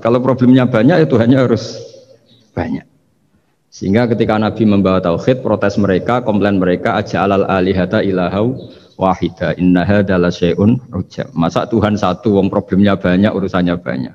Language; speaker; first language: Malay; non-native, local second language; Javanese